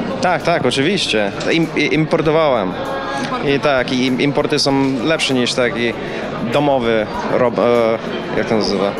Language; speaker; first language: Polish; non-native, learner; English